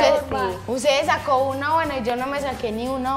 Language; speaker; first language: Spanish; native; Spanish